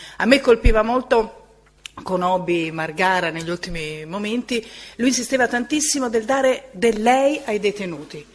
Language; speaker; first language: Italian; native; Italian